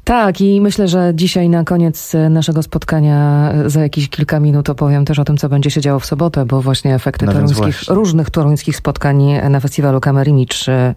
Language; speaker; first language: Polish; native; Polish